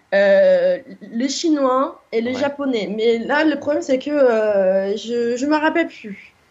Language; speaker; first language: French; non-native, fluent; Korean